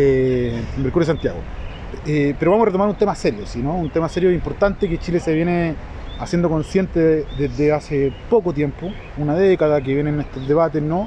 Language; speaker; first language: Spanish; native; Spanish